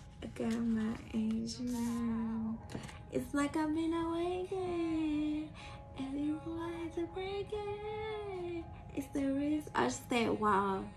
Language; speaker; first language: English; native; English